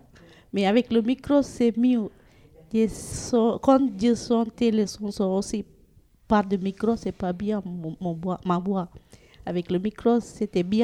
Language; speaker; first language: French; non-native, learner; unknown